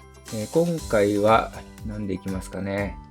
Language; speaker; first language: Japanese; native; Japanese